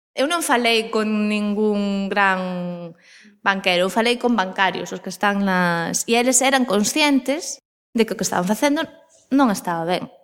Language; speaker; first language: Galician; non-native, local second language; Spanish